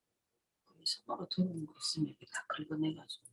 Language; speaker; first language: Korean; native; Korean